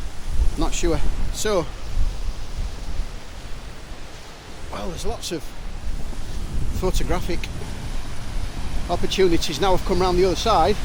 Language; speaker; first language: English; native; English